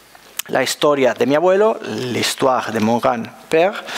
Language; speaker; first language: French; non-native, learner; Spanish